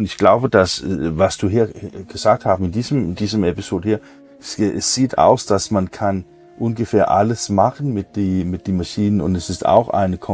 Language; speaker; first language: German; non-native, learner; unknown